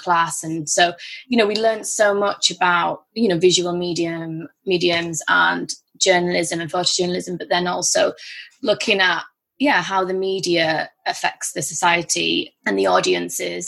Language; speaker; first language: English; native; English